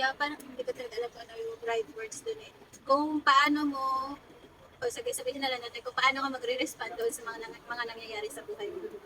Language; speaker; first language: Filipino; non-native, local second language; Hiligaynon